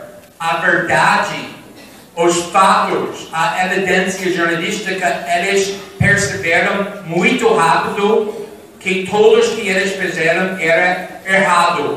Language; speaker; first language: Portuguese; non-native, fluent; English